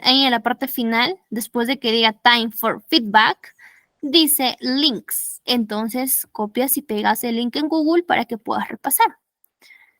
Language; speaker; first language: Spanish; native; Spanish